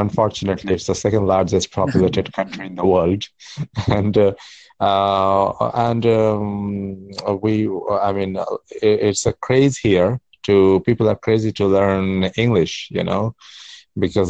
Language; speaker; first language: English; non-native, local second language; Bangla